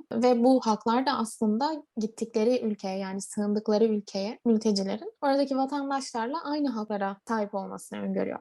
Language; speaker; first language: Turkish; native; Turkish